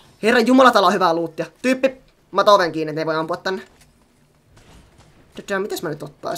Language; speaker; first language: Finnish; native; Finnish